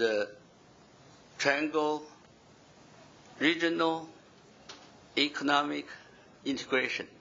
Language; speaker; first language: English; non-native, fluent; Chinese